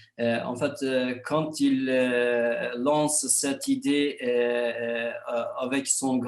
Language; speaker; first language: French; non-native, fluent; Kurdish